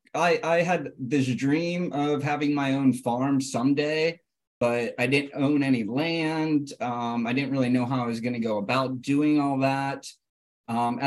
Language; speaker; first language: English; native; English